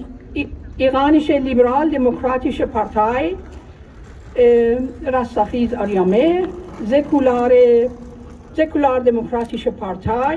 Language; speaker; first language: German; non-native, fluent; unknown